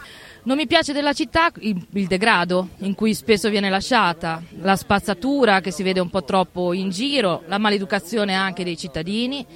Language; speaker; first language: Italian; native; Italian